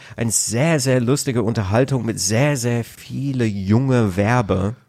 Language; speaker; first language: German; non-native, fluent; English